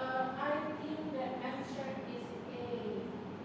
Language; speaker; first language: English; non-native, learner; Indonesian